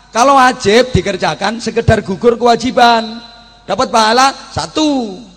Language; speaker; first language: Indonesian; non-native, local second language; Javanese